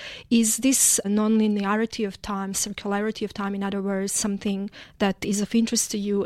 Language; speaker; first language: English; non-native, fluent; Croatian